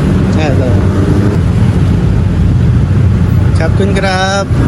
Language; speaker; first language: English; non-native, local second language; Filipino